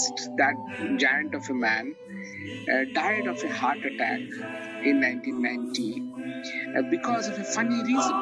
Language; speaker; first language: English; non-native, local second language; Bangla